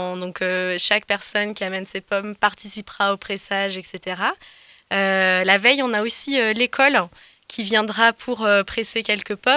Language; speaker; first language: French; native; French